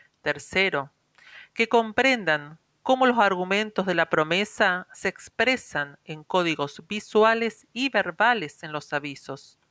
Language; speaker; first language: Spanish; native; Spanish